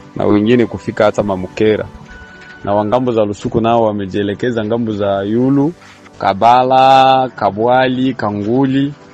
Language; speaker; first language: Swahili; native; Swahili